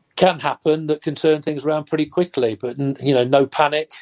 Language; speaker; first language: English; native; English